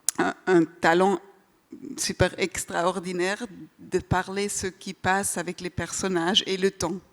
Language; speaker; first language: French; non-native, learner; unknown